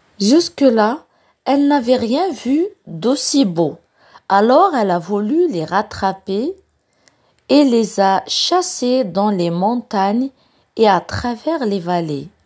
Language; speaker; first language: French; non-native, local second language; Arabic